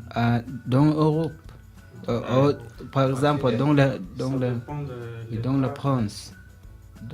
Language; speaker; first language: French; non-native, learner; Arabic